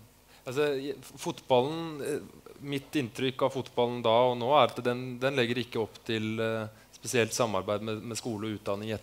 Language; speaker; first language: Norwegian; native; Norwegian